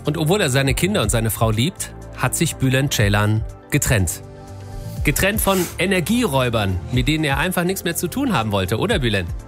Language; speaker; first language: German; native; German